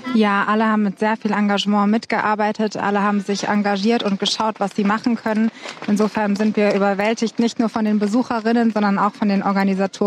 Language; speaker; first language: German; native; German